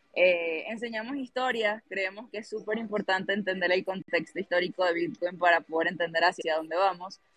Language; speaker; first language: Spanish; native; Spanish